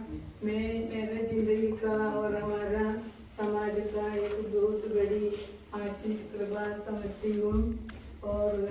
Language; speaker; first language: Hindi; non-native, local second language; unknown